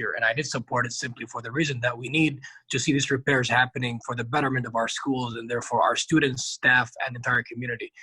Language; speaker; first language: English; non-native, fluent; Arabic